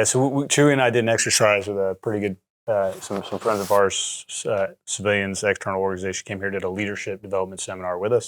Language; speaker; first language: English; native; English